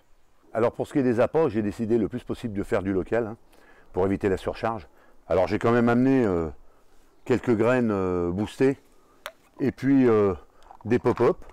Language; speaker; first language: French; native; French